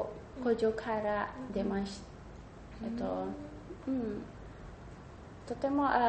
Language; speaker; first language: Japanese; non-native, learner; Indonesian